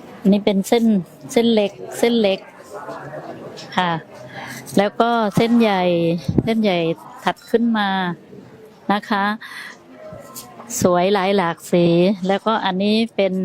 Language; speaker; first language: Thai; native; Thai